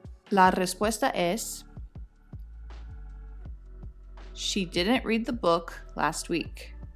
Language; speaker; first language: English; native; English